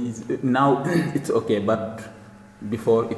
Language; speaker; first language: English; non-native, learner; Wolof